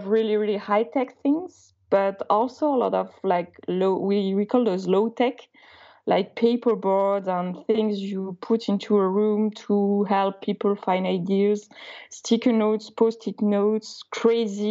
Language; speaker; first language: English; non-native, fluent; Swiss German